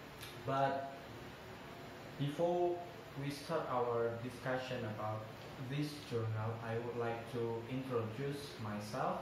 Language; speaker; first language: English; non-native, learner; Indonesian